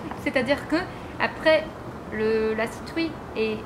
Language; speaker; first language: French; non-native, fluent; English